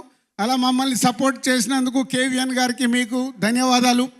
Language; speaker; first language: Telugu; native; Telugu